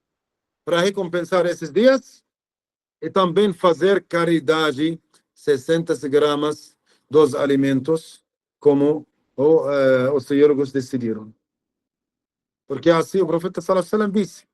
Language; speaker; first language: Portuguese; non-native, fluent; Arabic